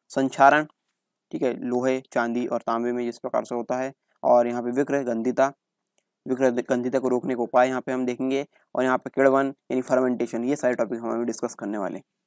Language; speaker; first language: Hindi; native; Hindi